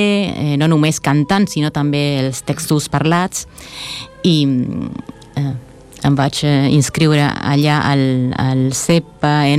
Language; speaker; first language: Catalan; non-native, fluent; Spanish